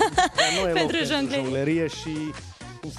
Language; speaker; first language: Romanian; non-native, learner; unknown